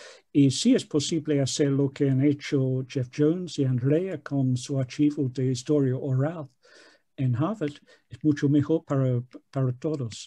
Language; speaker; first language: Spanish; non-native, fluent; English